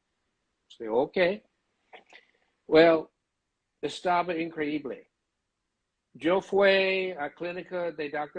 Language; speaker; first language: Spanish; non-native, learner; English